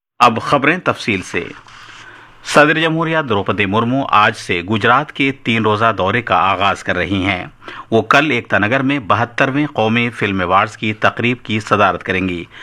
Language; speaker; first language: Urdu; native; Urdu